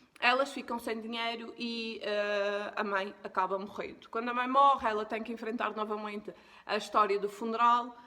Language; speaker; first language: Portuguese; native; Portuguese